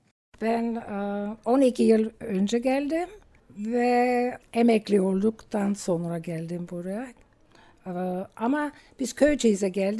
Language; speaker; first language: Turkish; non-native, fluent; German